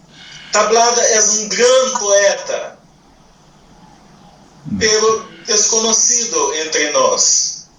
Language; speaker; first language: Spanish; non-native, learner; Portuguese